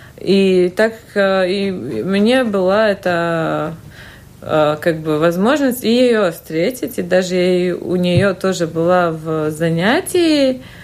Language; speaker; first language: Russian; non-native, local second language; Latvian